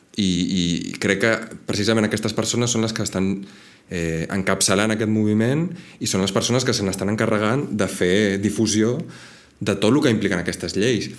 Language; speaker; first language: Catalan; native; Catalan